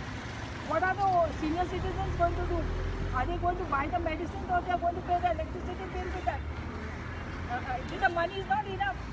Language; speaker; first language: English; non-native, local second language; Konkani